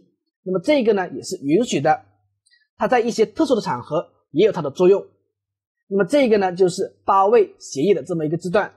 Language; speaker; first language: Chinese; native; Chinese